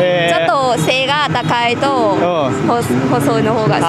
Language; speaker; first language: Japanese; non-native, learner; Vietnamese